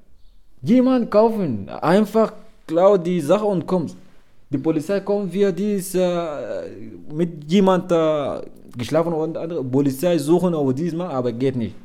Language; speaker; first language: German; non-native, learner; Arabic